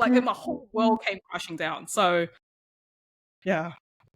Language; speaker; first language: English; native; English